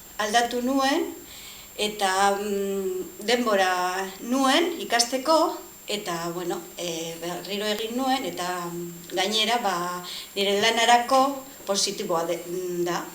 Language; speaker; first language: Basque; non-native, local second language; Spanish